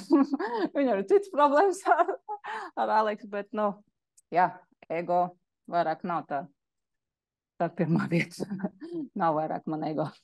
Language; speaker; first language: Latvian; non-native, local second language; Russian